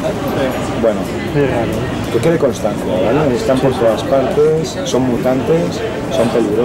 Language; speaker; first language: Spanish; native; Spanish